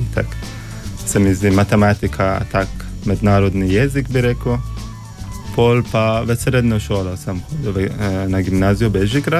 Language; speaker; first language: Slovenian; non-native, fluent; Persian